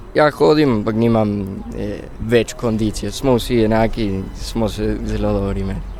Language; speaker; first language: Slovenian; early bilingual, heritage; Slovenian